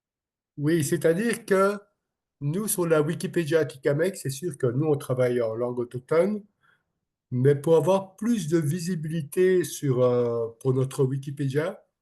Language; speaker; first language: French; non-native, local second language; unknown